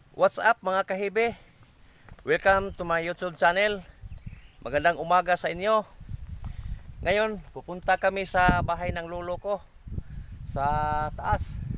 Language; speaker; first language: Filipino; non-native, local second language; Cebuano